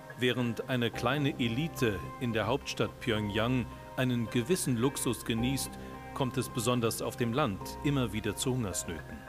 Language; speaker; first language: German; native; German